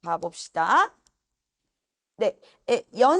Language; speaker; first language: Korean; non-native, fluent; Spanish